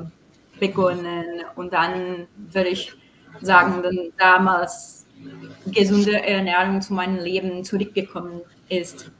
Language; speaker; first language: German; non-native, fluent; Portuguese